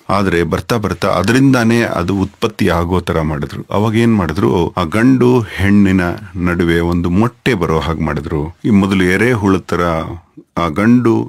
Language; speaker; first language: Kannada; native; Kannada